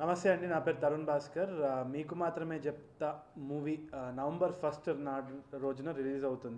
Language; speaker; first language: Telugu; native; Telugu